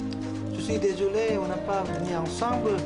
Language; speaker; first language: French; non-native, learner; Korean